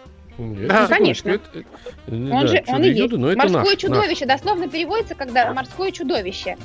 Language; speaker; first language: Russian; native; Russian